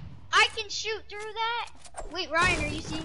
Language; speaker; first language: English; native; English